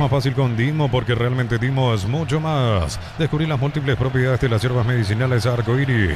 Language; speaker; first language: Spanish; native; Spanish